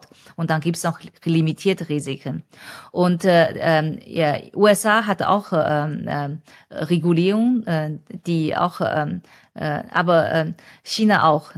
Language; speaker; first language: German; non-native, fluent; Chinese